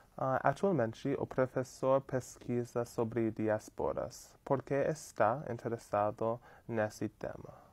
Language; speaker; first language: Portuguese; non-native, learner; English